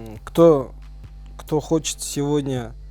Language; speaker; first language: Russian; non-native, local second language; Kazakh